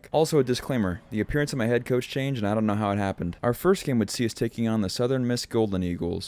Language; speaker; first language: English; native; English